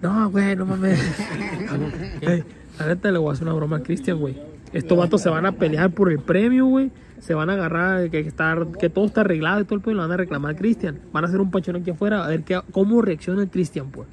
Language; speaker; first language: Spanish; native; Spanish